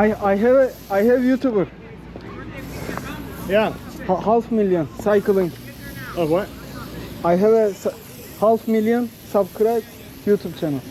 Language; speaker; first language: English; non-native, learner; Turkish